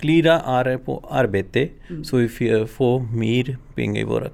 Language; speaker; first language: Swedish; non-native, learner; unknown